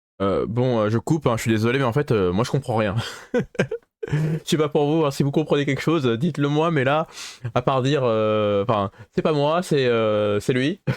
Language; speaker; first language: French; native; French